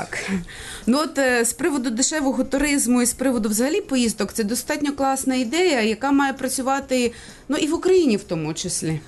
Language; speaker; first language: Ukrainian; native; Ukrainian